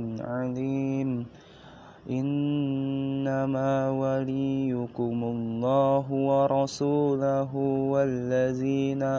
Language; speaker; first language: Arabic; non-native, learner; Indonesian